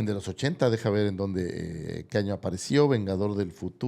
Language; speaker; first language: Spanish; native; Spanish